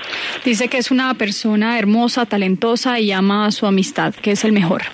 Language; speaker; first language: Spanish; native; Spanish